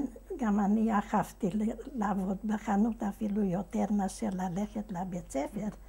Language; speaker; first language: Hebrew; non-native, fluent; Hungarian